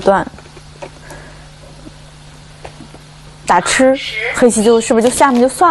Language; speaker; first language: Chinese; native; Chinese